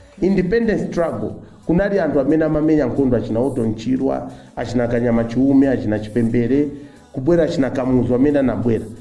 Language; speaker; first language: Nyanja; non-native, local second language; Tumbuka